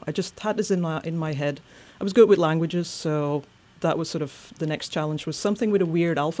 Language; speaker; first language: English; non-native, fluent; Dutch